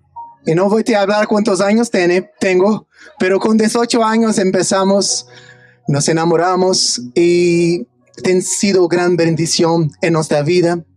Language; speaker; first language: Spanish; non-native, fluent; Portuguese